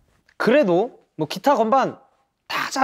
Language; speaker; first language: Korean; native; Korean